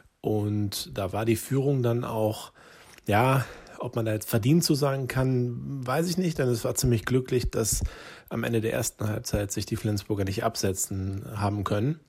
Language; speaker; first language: German; native; German